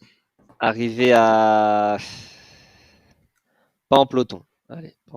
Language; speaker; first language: French; native; French